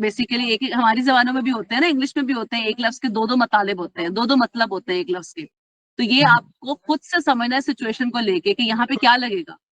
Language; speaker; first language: Urdu; non-native, local second language; Punjabi